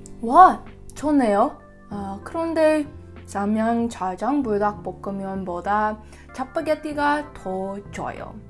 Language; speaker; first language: Korean; non-native, learner; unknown